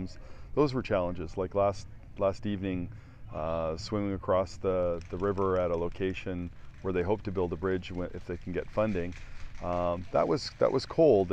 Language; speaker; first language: English; native; English